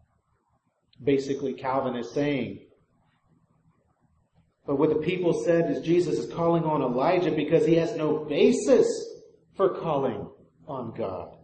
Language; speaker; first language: English; native; English